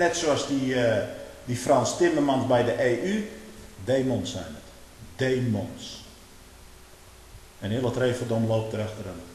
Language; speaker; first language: Dutch; native; Dutch